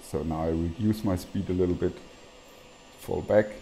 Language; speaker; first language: English; non-native, fluent; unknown